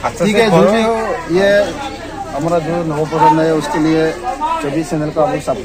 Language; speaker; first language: Hindi; non-native, local second language; Assamese